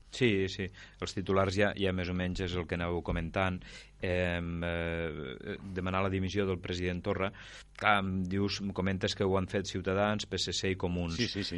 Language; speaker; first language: Catalan; native; Catalan